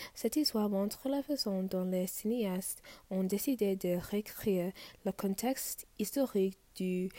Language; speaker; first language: French; non-native, fluent; English